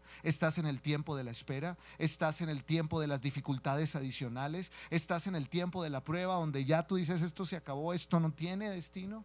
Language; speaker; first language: Spanish; native; Spanish